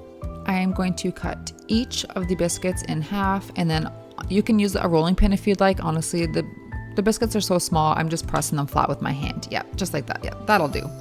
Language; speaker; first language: English; native; English